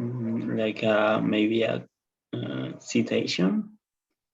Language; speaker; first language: English; non-native, learner; Spanish